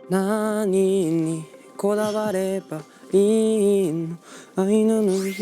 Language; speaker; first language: Japanese; native; Japanese